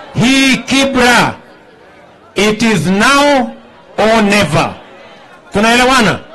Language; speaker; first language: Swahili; non-native, local second language; Kalenjin